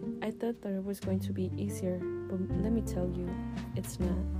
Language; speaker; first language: English; early bilingual, other home language; Spanish